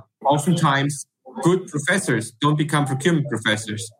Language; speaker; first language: English; non-native, fluent; German